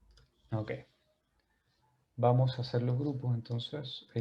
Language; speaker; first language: Spanish; native; Spanish